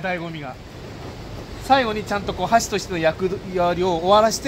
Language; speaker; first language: Japanese; native; Japanese